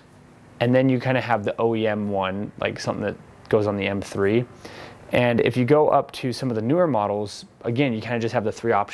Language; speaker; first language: English; native; English